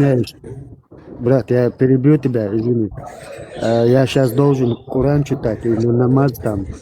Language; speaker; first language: Russian; non-native, local second language; Chechen